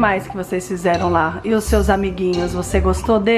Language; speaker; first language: Portuguese; native; Portuguese